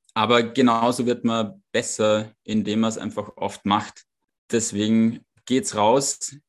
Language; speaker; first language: German; native; German